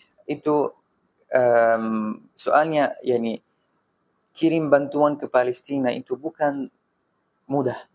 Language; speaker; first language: Indonesian; non-native, fluent; Arabic